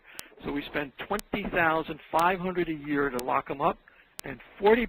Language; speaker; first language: English; native; English